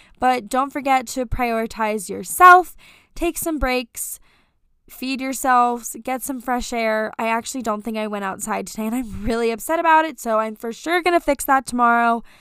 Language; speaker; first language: English; native; English